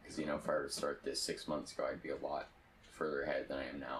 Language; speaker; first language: English; native; English